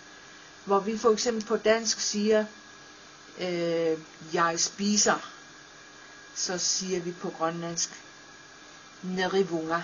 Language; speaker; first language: Danish; non-native, local second language; Kalaallisut